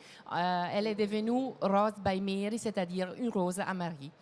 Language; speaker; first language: French; non-native, fluent; Italian